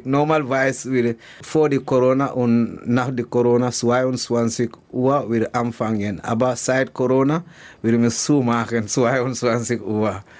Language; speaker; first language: German; non-native, learner; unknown